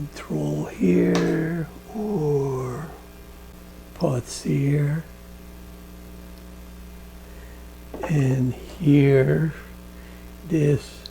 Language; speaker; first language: English; non-native, learner; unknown